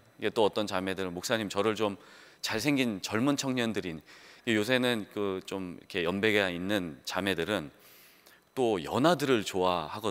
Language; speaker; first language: Korean; native; Korean